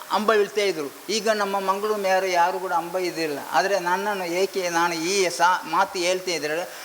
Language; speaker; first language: Kannada; non-native, local second language; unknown